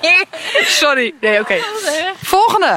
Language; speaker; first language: Dutch; native; Dutch